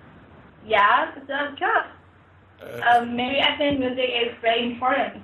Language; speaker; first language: English; non-native, learner; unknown